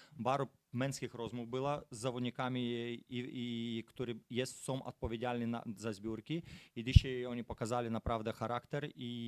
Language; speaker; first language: Polish; non-native, fluent; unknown